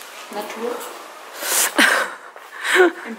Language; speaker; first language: German; native; German